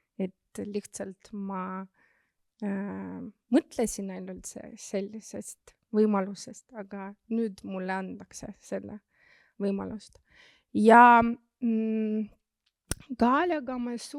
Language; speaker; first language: Estonian; non-native, local second language; Russian